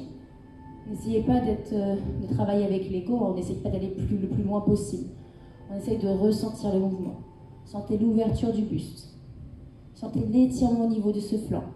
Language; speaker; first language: French; native; French